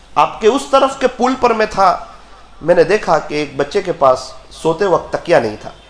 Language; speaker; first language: Urdu; non-native, local second language; Gujarati